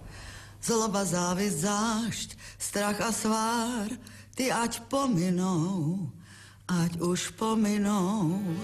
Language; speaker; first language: Czech; native; Czech